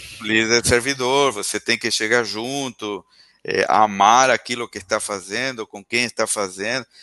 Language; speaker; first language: Portuguese; non-native, fluent; Spanish